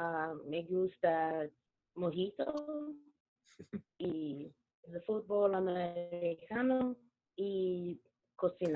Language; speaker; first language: Spanish; non-native, learner; English